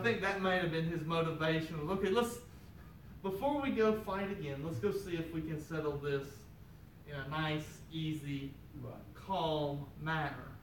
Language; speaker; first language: English; native; English